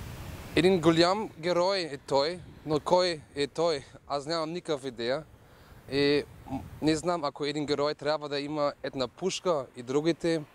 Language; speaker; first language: Bulgarian; non-native, learner; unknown